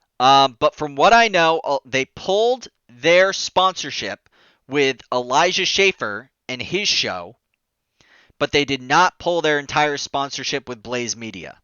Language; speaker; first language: English; native; English